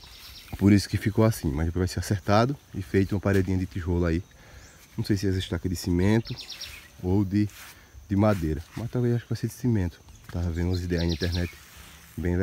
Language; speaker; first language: Portuguese; native; Portuguese